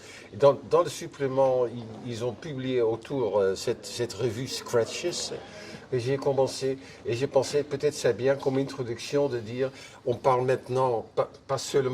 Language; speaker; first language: French; non-native, fluent; Dutch